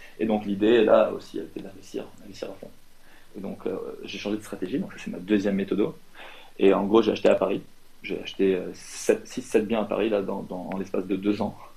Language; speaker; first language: French; non-native, local second language; Arabic